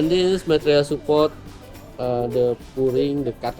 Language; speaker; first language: English; non-native, learner; Indonesian